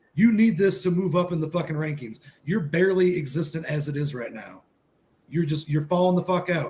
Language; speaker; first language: English; native; English